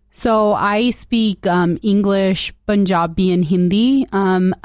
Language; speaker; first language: English; early bilingual, other home language; Punjabi